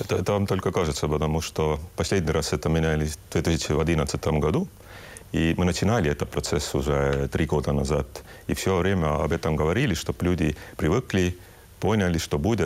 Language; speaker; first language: Russian; non-native, local second language; Estonian